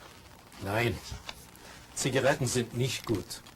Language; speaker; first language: German; non-native, fluent; English